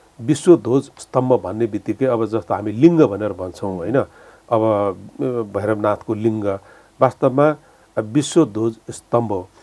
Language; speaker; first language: Nepali; non-native, local second language; Newari